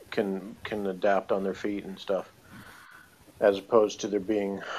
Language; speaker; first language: English; native; English